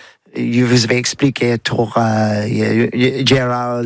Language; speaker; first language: French; non-native, learner; English